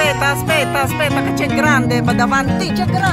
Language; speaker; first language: Italian; non-native, learner; Filipino